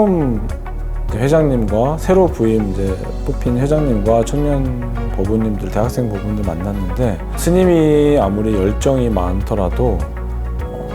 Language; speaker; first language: Korean; native; Korean